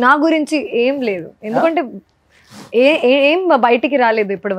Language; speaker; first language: Telugu; non-native, fluent; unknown